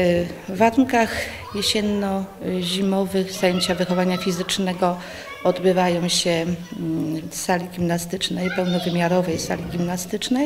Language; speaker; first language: Polish; native; Polish